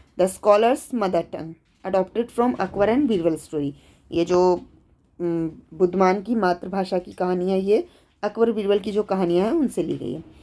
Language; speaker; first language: Hindi; native; Hindi